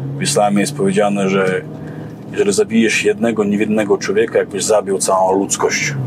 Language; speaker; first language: Polish; non-native, fluent; Chechen